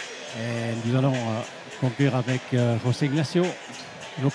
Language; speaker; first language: French; native; French